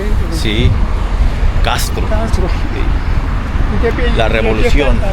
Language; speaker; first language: Spanish; early bilingual, heritage; Spanish